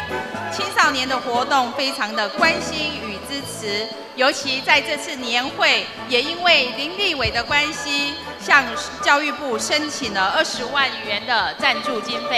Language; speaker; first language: Chinese; native; Chinese